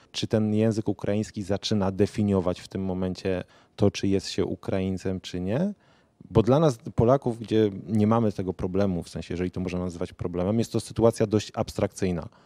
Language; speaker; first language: Polish; native; Polish